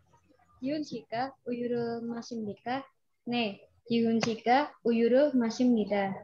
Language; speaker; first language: Korean; non-native, learner; Indonesian